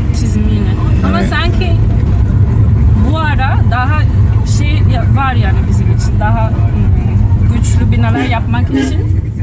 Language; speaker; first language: Turkish; non-native, fluent; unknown